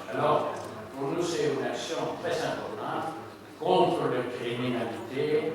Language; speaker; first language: French; non-native, learner; Spanish